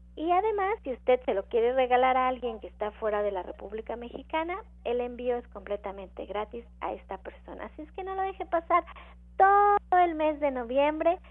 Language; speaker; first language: Spanish; native; Spanish